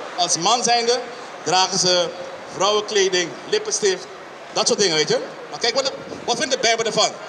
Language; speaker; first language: Dutch; non-native, local second language; Papiamento